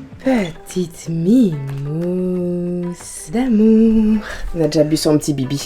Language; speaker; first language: French; native; French